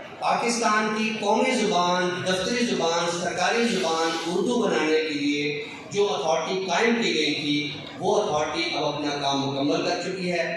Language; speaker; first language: Urdu; non-native, local second language; Saraiki